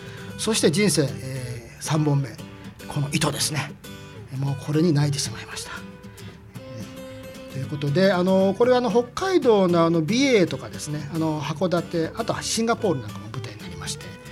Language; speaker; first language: Japanese; native; Japanese